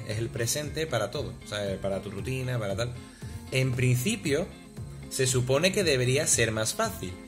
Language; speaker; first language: Spanish; native; Spanish